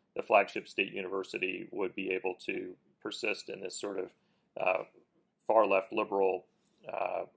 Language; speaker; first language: English; native; English